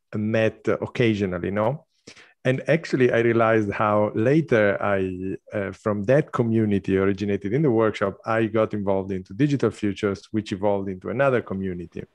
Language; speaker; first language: English; non-native, fluent; Italian